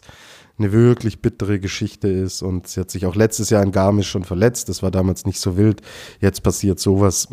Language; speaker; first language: German; native; German